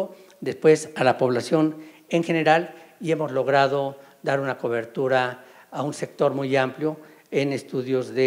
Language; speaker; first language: Spanish; native; Spanish